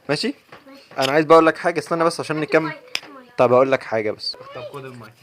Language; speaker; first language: Arabic; native; Arabic